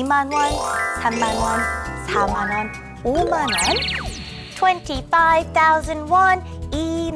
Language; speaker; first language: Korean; non-native, learner; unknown